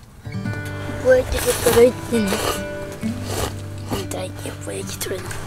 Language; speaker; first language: Japanese; native; Japanese